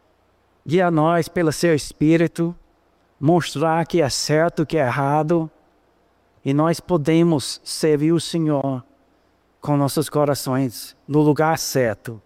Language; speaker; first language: Portuguese; non-native, fluent; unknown